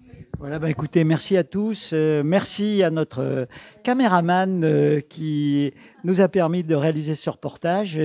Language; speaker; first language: French; native; French